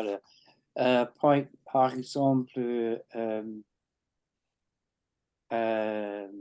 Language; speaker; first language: French; non-native, fluent; English